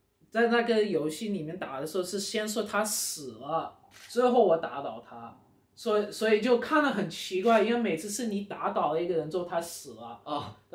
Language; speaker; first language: Chinese; early bilingual, heritage; Chinese